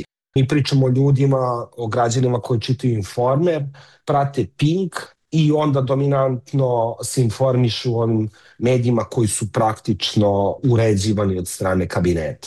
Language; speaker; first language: Serbian; native; Serbian